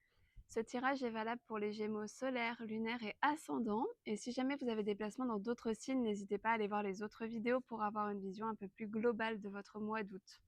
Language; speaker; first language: French; native; French